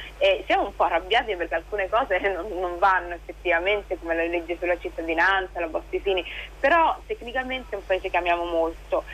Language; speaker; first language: Italian; native; Italian